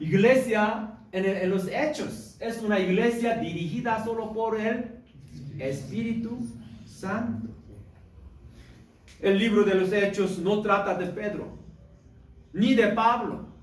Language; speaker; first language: Spanish; non-native, learner; Korean